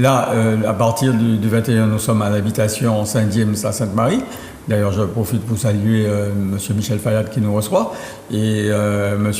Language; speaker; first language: French; native; French